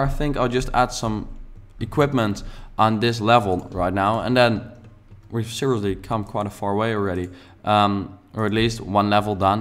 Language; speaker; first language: English; non-native, fluent; Dutch